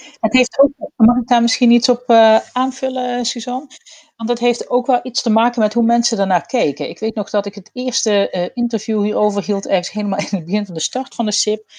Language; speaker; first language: Dutch; native; Dutch